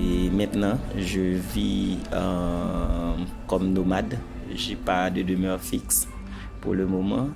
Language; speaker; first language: French; non-native, local second language; Haitian Creole